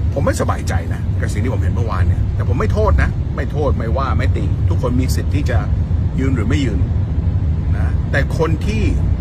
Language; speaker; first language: Thai; non-native, fluent; English